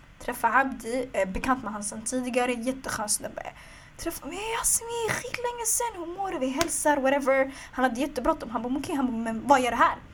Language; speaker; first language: Swedish; early bilingual, other home language; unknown